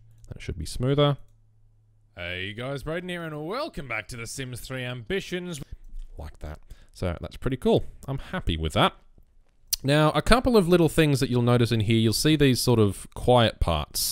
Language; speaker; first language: English; native; English